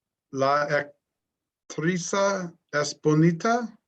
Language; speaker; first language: Spanish; non-native, learner; English